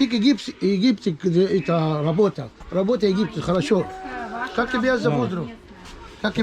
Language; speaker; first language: Russian; non-native, learner; Arabic